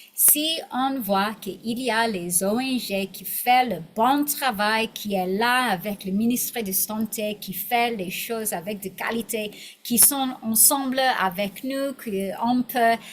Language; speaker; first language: French; non-native, learner; English